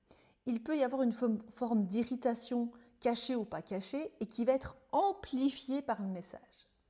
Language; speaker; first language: French; native; French